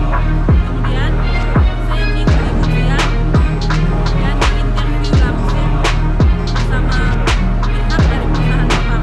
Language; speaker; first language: Indonesian; non-native, local second language; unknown